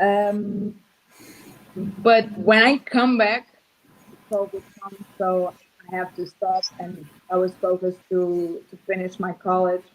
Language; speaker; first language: English; non-native, learner; Portuguese